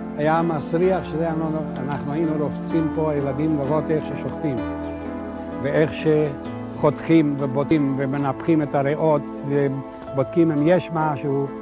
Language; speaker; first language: Hebrew; non-native, fluent; Yiddish